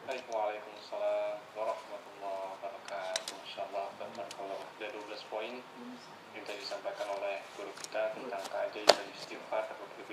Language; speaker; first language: Malay; native; Malay